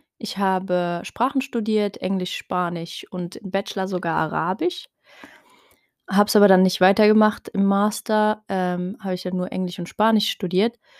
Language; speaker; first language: German; early bilingual, other home language; Riffian